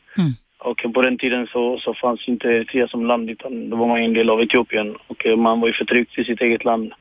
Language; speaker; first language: Swedish; early bilingual, other home language; Tigrinya